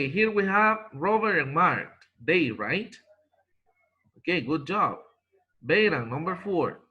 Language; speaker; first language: English; non-native, fluent; Spanish